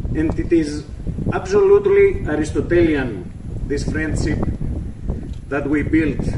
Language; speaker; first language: English; non-native, fluent; Greek